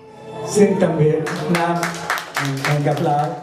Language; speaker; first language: Vietnamese; non-native, learner; French